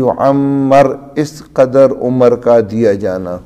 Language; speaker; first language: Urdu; native; Urdu